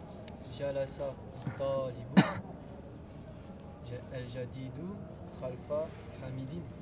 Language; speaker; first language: Arabic; non-native, learner; French